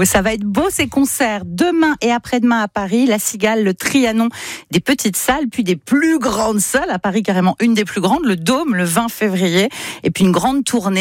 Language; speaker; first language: French; native; French